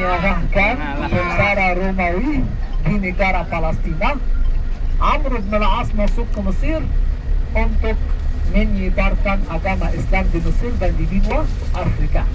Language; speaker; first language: Indonesian; non-native, fluent; Arabic